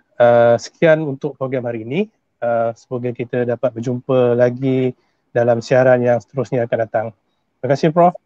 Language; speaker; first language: Malay; native; Malay